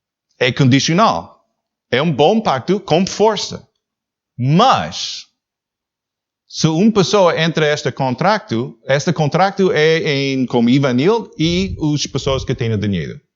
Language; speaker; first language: Portuguese; non-native, learner; English